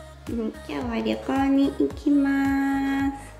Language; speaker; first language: Japanese; native; Japanese